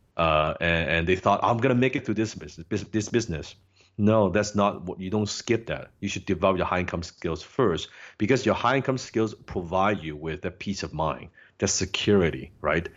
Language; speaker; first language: English; non-native, local second language; Cantonese